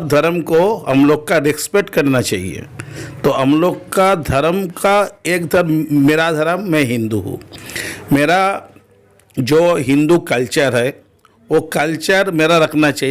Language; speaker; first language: Hindi; non-native, local second language; Bangla